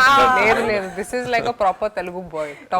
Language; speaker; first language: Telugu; non-native, fluent; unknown